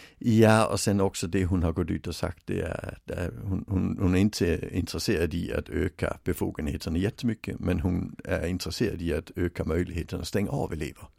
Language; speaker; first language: Swedish; native; Swedish